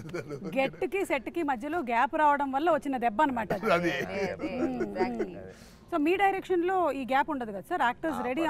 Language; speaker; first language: Telugu; native; Telugu